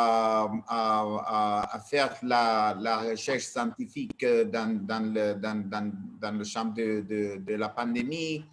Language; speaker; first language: French; non-native, learner; Spanish